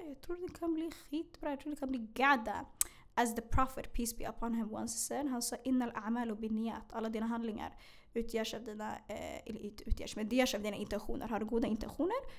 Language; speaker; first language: Swedish; early bilingual, other home language; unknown